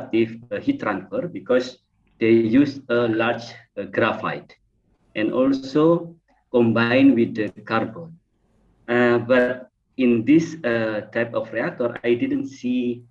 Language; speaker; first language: English; non-native, fluent; Indonesian